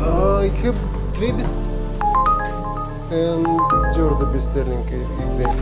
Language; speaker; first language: Dutch; non-native, learner; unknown